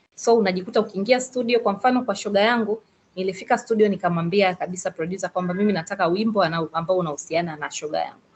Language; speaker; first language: Swahili; native; Swahili